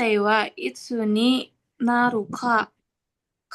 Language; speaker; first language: Japanese; non-native, learner; Indonesian